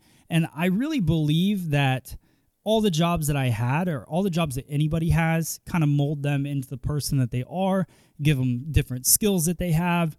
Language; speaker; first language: English; native; English